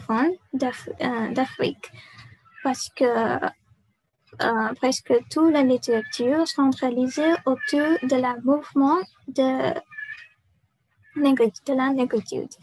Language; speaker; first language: French; non-native, learner; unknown